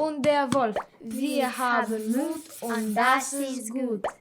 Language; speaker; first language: German; non-native, learner; Slovenian